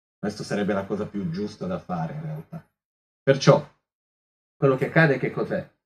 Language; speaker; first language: Italian; non-native, fluent; Portuguese